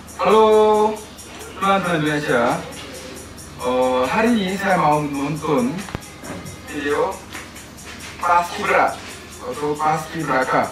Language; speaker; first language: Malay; non-native, fluent; Korean